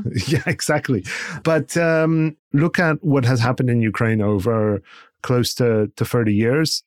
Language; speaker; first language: English; non-native, fluent; Polish